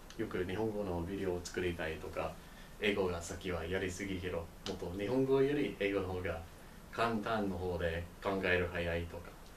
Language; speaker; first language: Japanese; non-native, learner; English